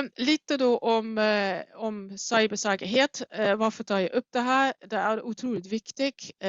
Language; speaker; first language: Swedish; non-native, fluent; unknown